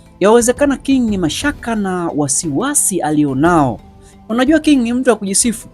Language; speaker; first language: Swahili; native; Swahili